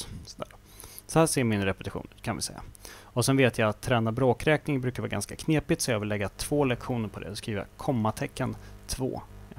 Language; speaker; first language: Swedish; native; Swedish